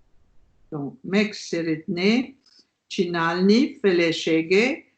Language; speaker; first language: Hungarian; non-native, learner; French